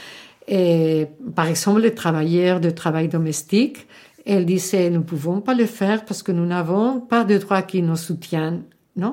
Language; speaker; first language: French; non-native, fluent; Spanish